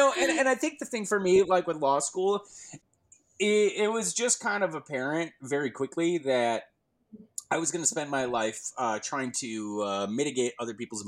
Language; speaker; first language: English; native; English